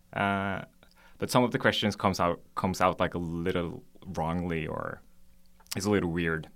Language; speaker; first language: English; non-native, fluent; Norwegian